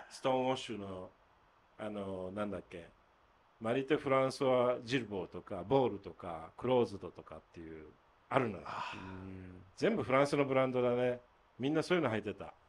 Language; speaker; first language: Japanese; native; Japanese